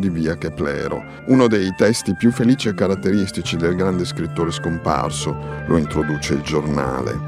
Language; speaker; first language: Italian; native; Italian